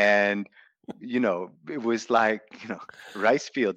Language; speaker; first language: English; native; English